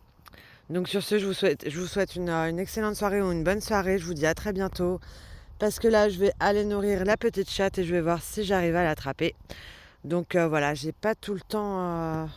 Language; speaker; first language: French; native; French